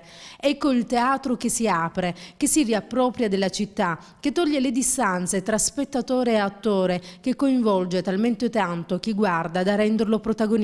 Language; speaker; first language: Italian; native; Italian